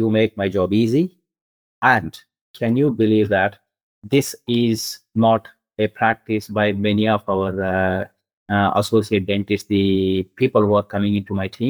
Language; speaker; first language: English; non-native, local second language; Kannada